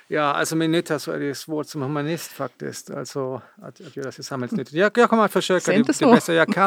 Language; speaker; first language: Swedish; non-native, fluent; German